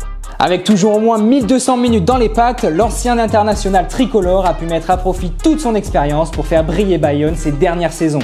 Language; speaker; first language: French; native; French